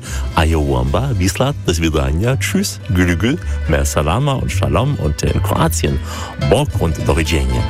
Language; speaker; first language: German; native; German